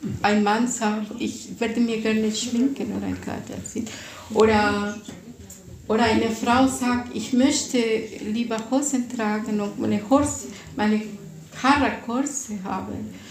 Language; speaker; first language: German; non-native, fluent; Russian